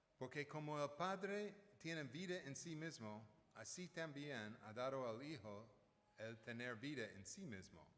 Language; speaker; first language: Spanish; non-native, fluent; English